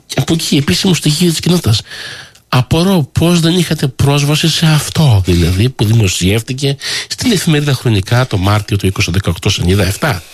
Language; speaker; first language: Greek; early bilingual, heritage; Greek